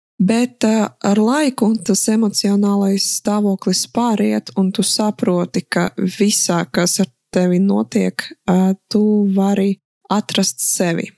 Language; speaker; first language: Latvian; non-native, local second language; Russian